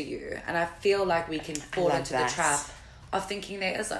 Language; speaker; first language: English; native; English